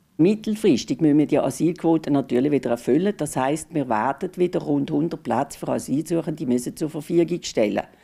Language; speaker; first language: German; native; German